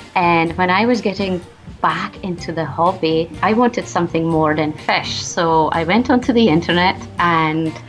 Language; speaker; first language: English; non-native, fluent; Czech